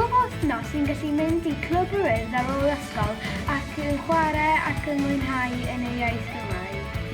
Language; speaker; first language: Welsh; non-native, local second language; English